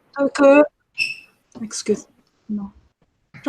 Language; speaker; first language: French; non-native, fluent; Spanish